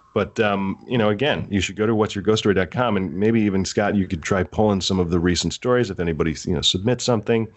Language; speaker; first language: English; native; English